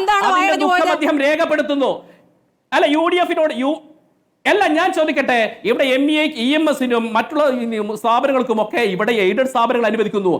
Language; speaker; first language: Malayalam; native; Malayalam